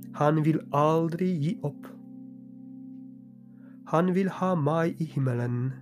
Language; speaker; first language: Norwegian; non-native, fluent; Polish